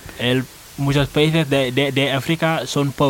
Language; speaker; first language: Spanish; non-native, learner; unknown